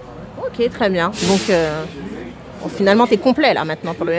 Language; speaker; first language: French; native; French